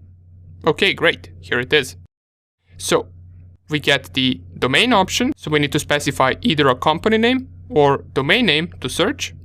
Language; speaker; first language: English; non-native, fluent; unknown